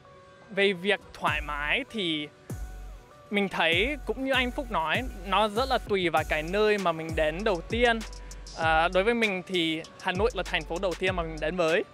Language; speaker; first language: Vietnamese; non-native, fluent; English